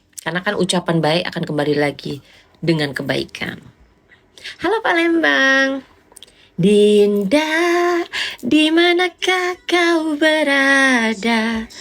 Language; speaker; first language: Indonesian; non-native, local second language; Javanese